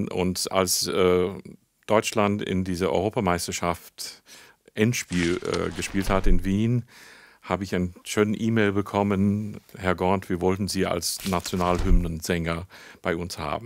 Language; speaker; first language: German; non-native, fluent; English